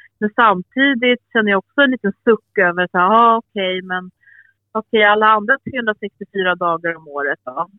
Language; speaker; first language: Swedish; early bilingual, other home language; Albanian